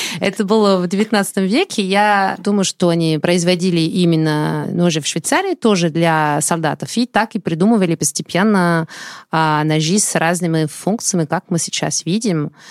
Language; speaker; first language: Russian; non-native, fluent; French